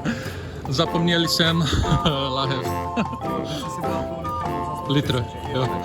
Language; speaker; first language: Czech; non-native, learner; Portuguese